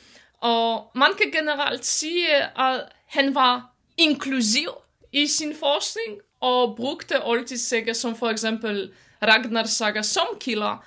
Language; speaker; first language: Danish; non-native, fluent; Polish